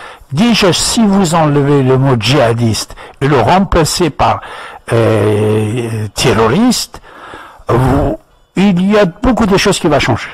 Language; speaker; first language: French; non-native, fluent; Persian